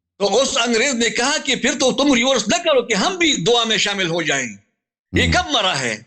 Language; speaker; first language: Urdu; non-native, local second language; Pashto